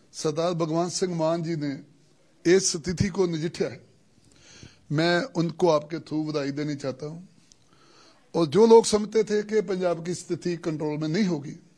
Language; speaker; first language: Hindi; non-native, local second language; Punjabi